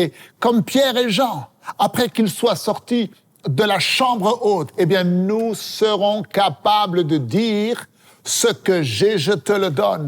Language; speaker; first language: French; native; French